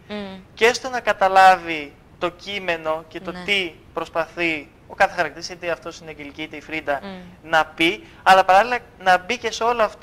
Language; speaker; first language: Greek; native; Greek